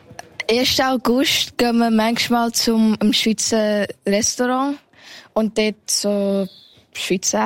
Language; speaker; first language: German; early bilingual, heritage; German